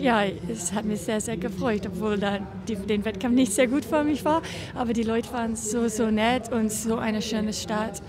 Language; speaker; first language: German; non-native, learner; English